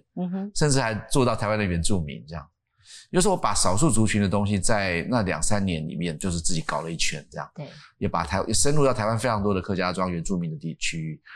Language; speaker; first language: Chinese; native; Chinese